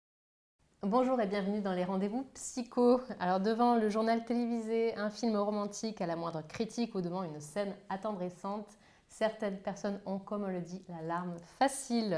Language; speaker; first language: French; native; French